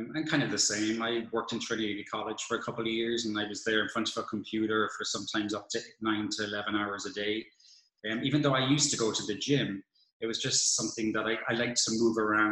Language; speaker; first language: English; native; English